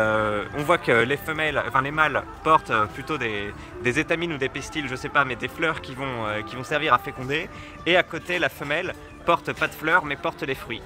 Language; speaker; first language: French; native; French